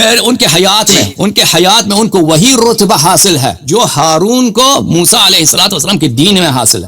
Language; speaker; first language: Urdu; non-native, fluent; Persian